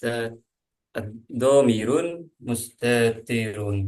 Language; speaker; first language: Arabic; non-native, learner; Indonesian